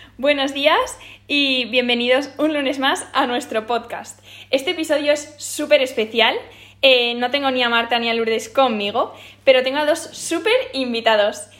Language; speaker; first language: Spanish; native; Spanish